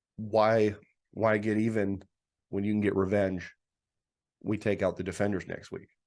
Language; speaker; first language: English; native; English